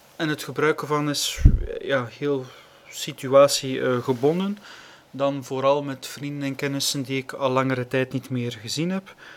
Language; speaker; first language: Dutch; native; Dutch